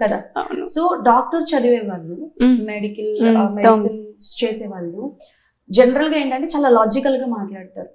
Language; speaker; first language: Telugu; native; Telugu